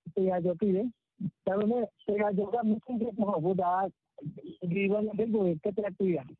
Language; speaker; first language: Burmese; non-native, local second language; Rohingya